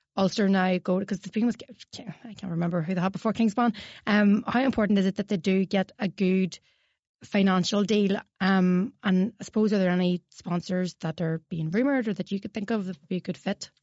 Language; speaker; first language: English; native; English